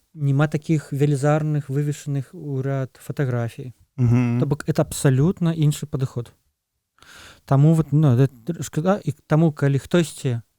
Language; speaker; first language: Belarusian; non-native, local second language; Russian